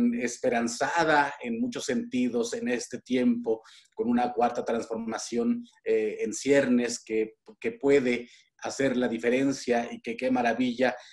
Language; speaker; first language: Spanish; native; Spanish